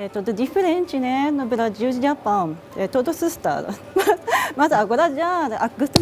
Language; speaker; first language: Portuguese; non-native, learner; Japanese